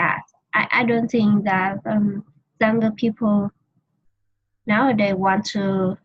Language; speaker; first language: English; non-native, learner; Vietnamese